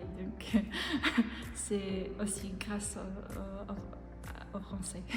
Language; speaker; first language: French; non-native, fluent; Czech